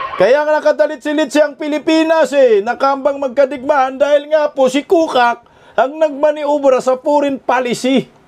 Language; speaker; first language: Filipino; non-native, local second language; Cebuano